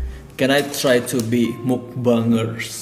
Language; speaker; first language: English; non-native, learner; Indonesian